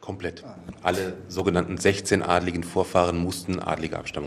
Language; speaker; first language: German; native; German